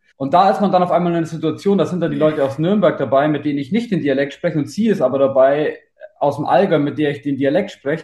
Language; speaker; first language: German; native; German